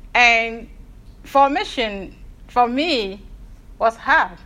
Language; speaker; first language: English; non-native, fluent; Ewe